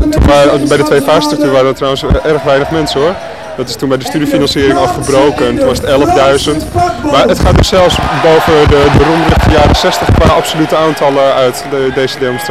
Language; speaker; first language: Dutch; native; Dutch